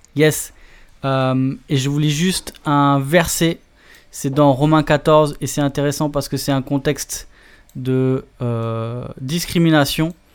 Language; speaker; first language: French; native; French